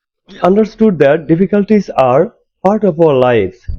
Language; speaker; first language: English; non-native, local second language; Bangla